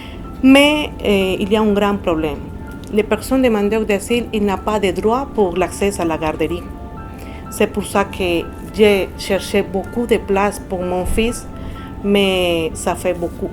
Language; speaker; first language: French; non-native, learner; Spanish